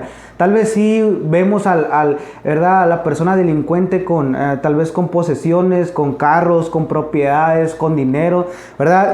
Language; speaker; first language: Spanish; native; Spanish